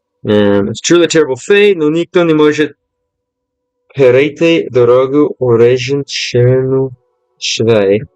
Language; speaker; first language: Russian; non-native, learner; English